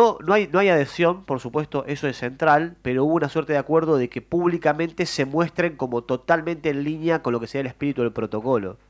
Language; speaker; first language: Spanish; native; Spanish